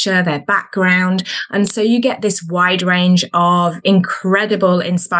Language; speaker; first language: English; native; English